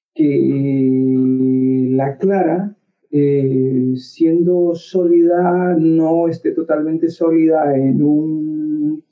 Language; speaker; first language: Spanish; native; Spanish